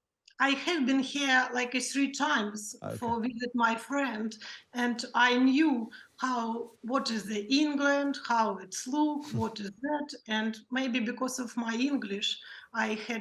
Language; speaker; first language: English; non-native, learner; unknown